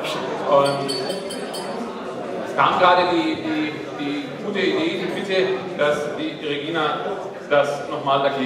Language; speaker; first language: German; native; German